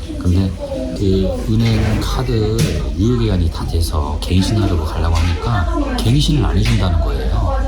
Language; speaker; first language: Korean; native; Korean